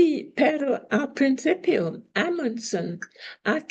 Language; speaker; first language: Spanish; non-native, learner; English